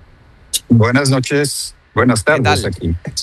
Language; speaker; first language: Spanish; non-native, fluent; Dutch